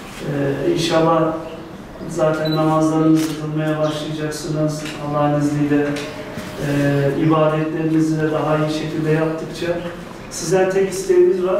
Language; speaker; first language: Turkish; native; Turkish